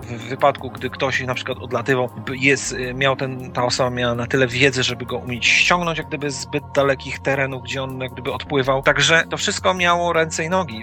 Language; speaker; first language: Polish; native; Polish